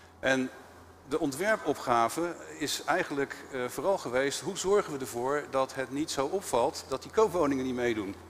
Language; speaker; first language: Dutch; native; Dutch